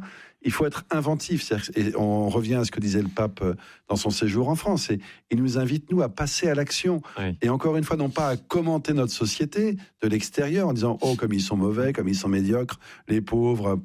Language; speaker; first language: French; native; French